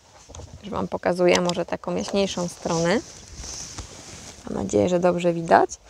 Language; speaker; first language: Polish; native; Polish